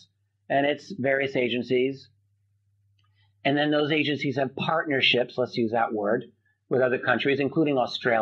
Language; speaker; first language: English; native; English